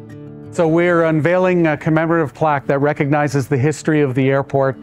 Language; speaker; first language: English; native; English